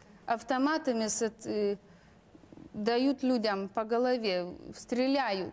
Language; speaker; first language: Russian; non-native, local second language; Lithuanian